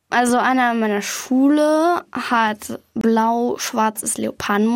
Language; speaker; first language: German; native; German